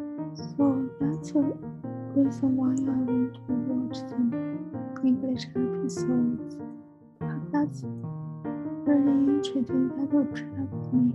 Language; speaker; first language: English; non-native, learner; Chinese